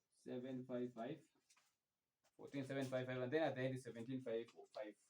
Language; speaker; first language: English; non-native, local second language; Swahili